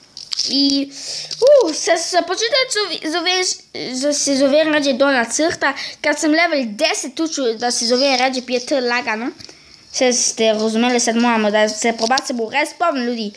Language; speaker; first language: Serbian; early bilingual, heritage; Serbian